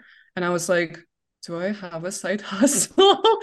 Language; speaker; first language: English; non-native, fluent; Russian